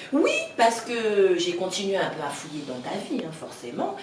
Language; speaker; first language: French; native; French